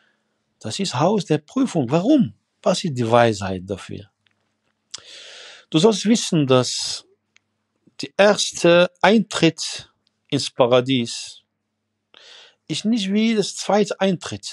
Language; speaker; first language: German; non-native, fluent; Arabic